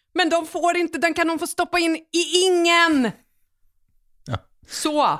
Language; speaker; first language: Swedish; native; Swedish